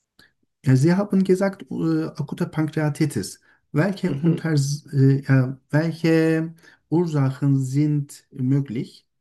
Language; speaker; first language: German; non-native, learner; Turkish